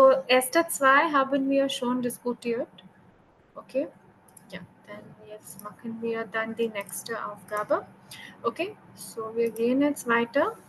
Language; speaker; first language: German; non-native, learner; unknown